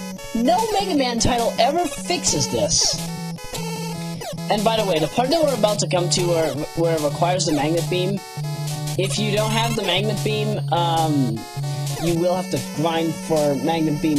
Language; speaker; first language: English; native; English